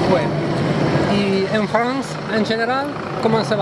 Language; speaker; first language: French; non-native, learner; Italian